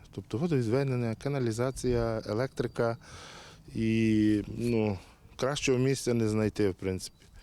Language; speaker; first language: Ukrainian; native; Ukrainian